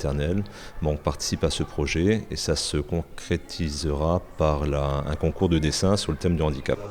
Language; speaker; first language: French; native; French